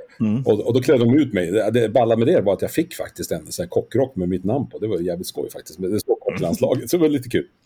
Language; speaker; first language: Swedish; native; Swedish